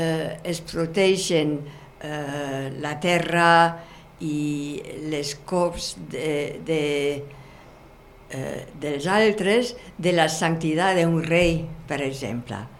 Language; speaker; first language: Catalan; non-native, fluent; German